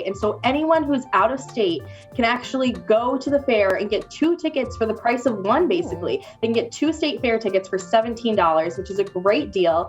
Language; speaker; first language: English; native; English